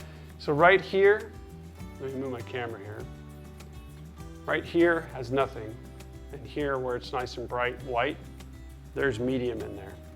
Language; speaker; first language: English; native; English